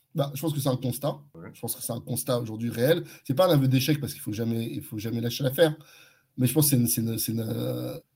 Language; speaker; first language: French; native; French